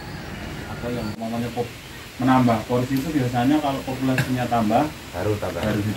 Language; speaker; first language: Indonesian; non-native, local second language; Javanese